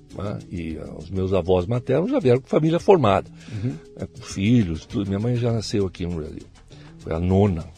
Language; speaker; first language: Portuguese; native; Portuguese